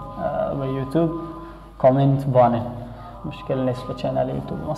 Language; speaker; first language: Persian; native; Persian